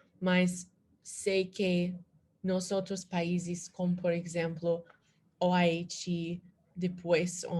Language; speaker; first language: Portuguese; non-native, learner; English